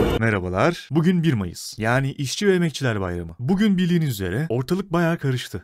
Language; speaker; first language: Turkish; native; Turkish